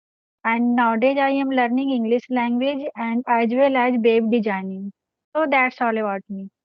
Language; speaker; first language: English; non-native, learner; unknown